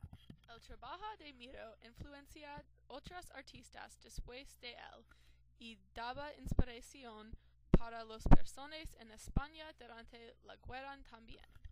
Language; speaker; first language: Spanish; non-native, learner; English